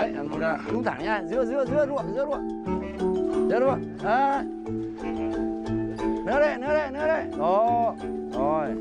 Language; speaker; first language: Vietnamese; native; Vietnamese